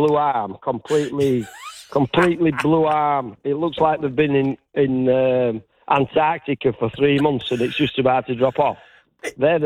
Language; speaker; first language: English; native; English